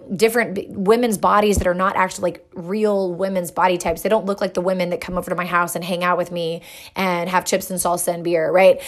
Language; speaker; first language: English; native; English